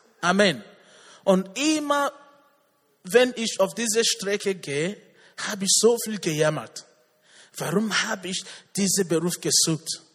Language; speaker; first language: German; non-native, learner; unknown